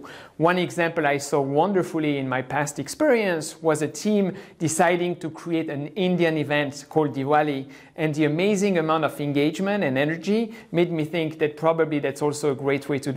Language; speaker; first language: English; non-native, fluent; French